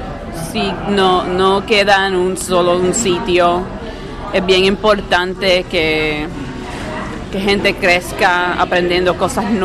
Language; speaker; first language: Spanish; early bilingual, heritage; English